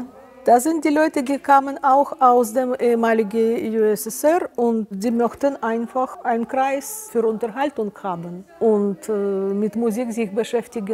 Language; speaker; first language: German; non-native, fluent; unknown